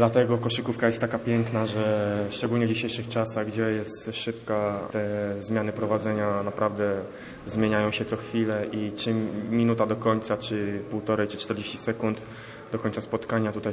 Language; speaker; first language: Polish; native; Polish